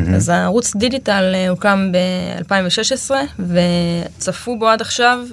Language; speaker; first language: Hebrew; native; Hebrew